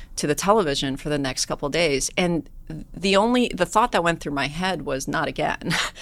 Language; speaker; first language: English; early bilingual, other home language; Persian